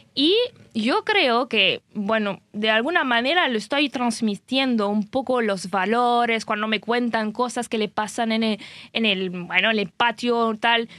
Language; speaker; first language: Spanish; non-native, fluent; French